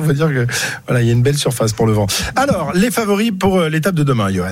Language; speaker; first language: French; native; French